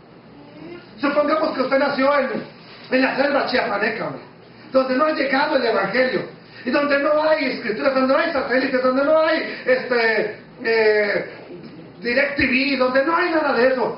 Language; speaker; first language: Spanish; native; Spanish